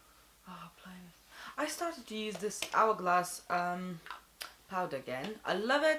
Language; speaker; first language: English; non-native, fluent; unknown